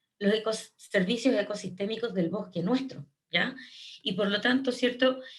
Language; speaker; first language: Spanish; native; Spanish